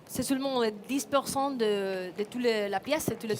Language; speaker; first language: French; non-native, fluent; Spanish